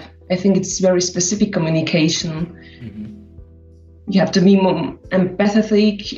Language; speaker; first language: English; non-native, fluent; Slovak